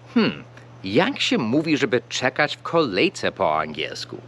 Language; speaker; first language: Polish; non-native, fluent; English